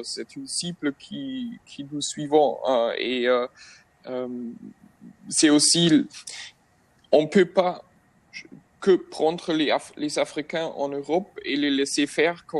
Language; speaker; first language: French; non-native, fluent; German